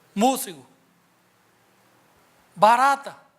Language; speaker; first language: Portuguese; non-native, learner; Korean